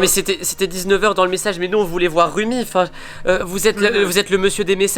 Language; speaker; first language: French; native; French